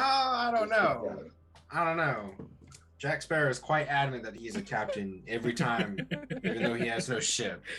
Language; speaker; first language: English; native; English